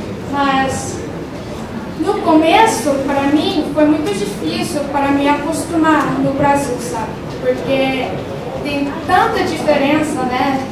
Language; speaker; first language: Portuguese; non-native, fluent; Korean